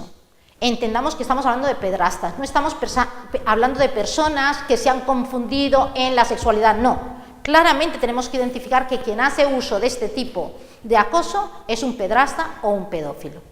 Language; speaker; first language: Spanish; native; Spanish